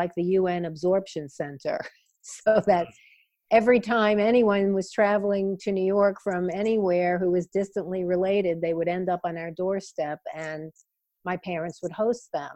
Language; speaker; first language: English; native; English